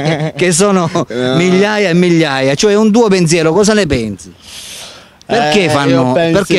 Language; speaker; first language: Italian; native; Italian